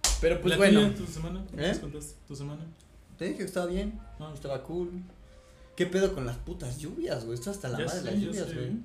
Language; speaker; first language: Spanish; native; Spanish